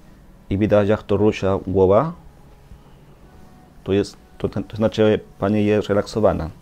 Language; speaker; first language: Polish; non-native, learner; Spanish